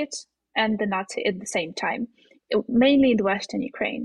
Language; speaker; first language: English; non-native, fluent; Ukrainian